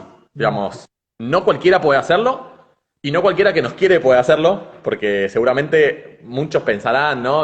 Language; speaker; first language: Spanish; native; Spanish